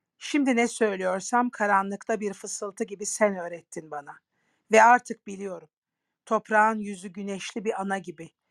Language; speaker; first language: Turkish; native; Turkish